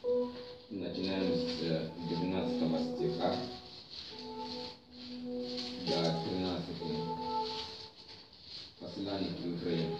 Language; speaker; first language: Russian; non-native, fluent; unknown